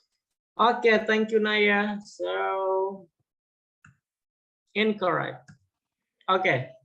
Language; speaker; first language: English; non-native, fluent; Indonesian